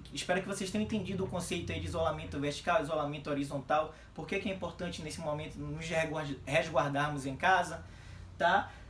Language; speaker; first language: Portuguese; native; Portuguese